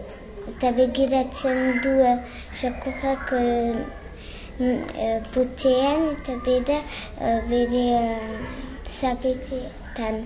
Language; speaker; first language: Basque; non-native, local second language; French